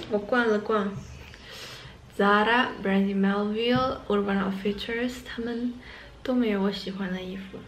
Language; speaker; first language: Chinese; early bilingual, heritage; Chinese